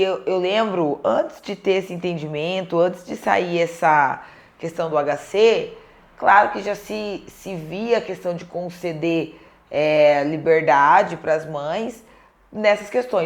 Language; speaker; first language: Portuguese; native; Portuguese